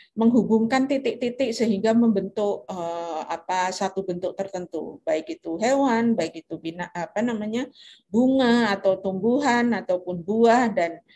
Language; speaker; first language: Indonesian; native; Indonesian